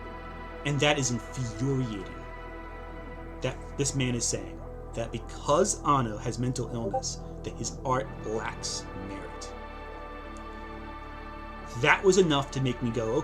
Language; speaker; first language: English; native; English